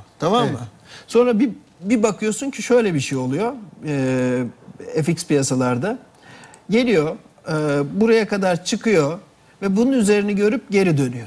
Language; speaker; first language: Turkish; native; Turkish